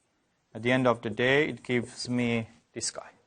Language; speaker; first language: English; non-native, fluent; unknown